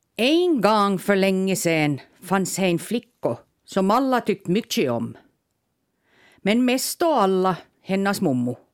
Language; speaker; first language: Swedish; native; Swedish